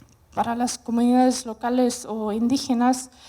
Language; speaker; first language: Spanish; non-native, fluent; Russian